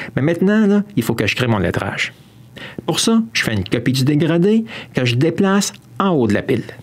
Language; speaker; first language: French; native; French